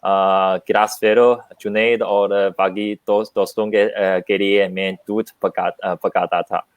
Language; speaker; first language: Hindi; non-native, learner; Chinese